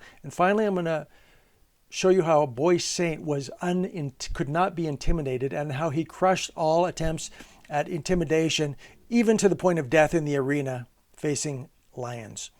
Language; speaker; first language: English; native; English